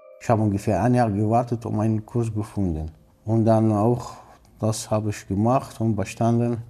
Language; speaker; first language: German; non-native, learner; Arabic